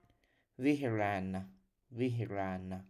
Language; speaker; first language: Finnish; non-native, learner; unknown